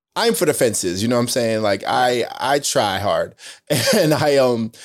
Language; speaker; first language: English; native; English